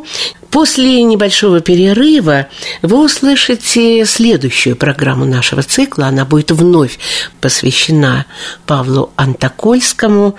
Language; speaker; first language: Russian; native; Russian